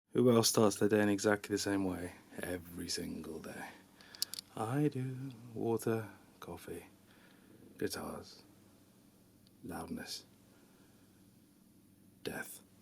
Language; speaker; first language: English; native; English